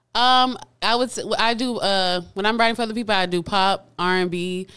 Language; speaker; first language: English; native; English